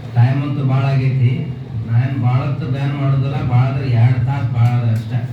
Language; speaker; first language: Kannada; non-native, local second language; Urdu